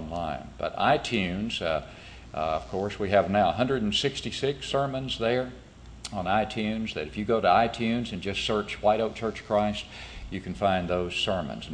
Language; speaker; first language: English; native; English